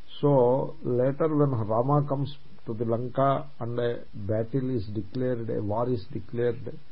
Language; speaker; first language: English; non-native, local second language; Telugu